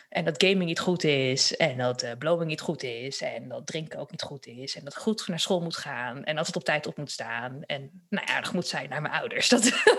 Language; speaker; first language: Dutch; early bilingual, other home language; Turkish